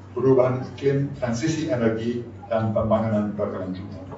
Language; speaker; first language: Indonesian; non-native, fluent; English